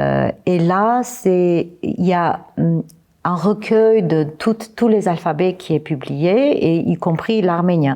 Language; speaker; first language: French; non-native, fluent; Armenian